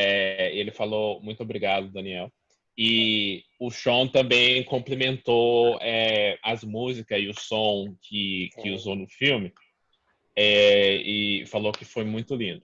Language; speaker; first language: Portuguese; early bilingual, heritage; Portuguese